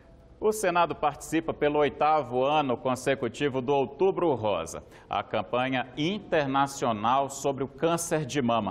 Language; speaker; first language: Portuguese; native; Portuguese